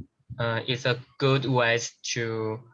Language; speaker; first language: English; non-native, learner; Chinese